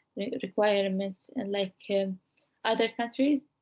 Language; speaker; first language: English; non-native, fluent; Arabic